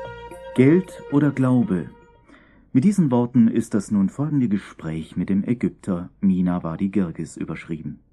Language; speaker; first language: German; native; German